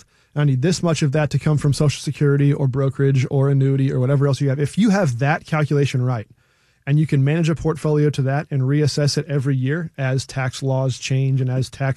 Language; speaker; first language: English; native; English